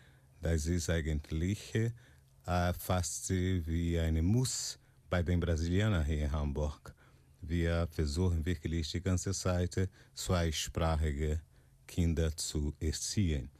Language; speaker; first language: German; non-native, fluent; Portuguese